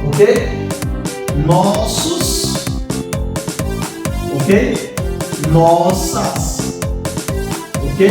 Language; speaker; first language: Portuguese; non-native, fluent; Haitian Creole